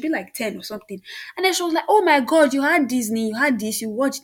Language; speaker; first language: English; non-native, local second language; Yoruba